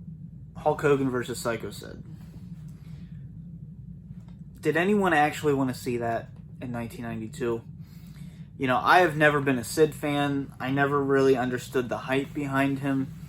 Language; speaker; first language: English; native; English